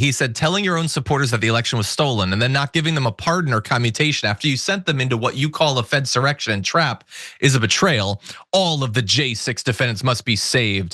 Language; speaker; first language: English; native; English